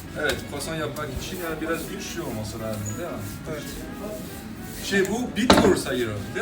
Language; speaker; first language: Turkish; non-native, learner; French